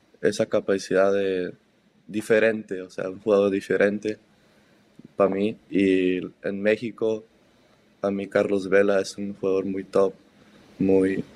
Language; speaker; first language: Spanish; early bilingual, heritage; Spanish